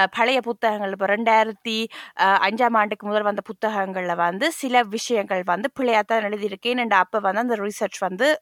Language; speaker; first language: Tamil; early bilingual, heritage; Tamil